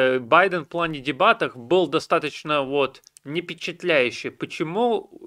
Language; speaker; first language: Russian; early bilingual, heritage; Russian